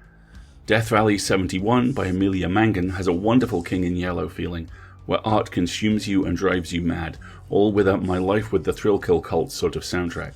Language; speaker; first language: English; native; English